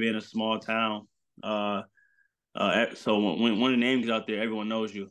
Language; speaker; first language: English; native; English